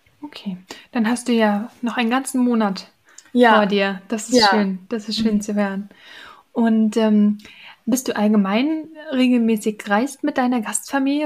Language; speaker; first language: German; native; German